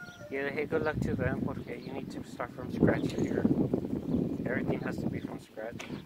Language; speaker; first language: English; early bilingual, other home language; Spanish